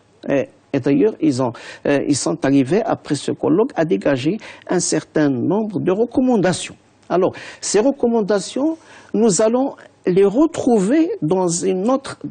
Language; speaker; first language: French; non-native, fluent; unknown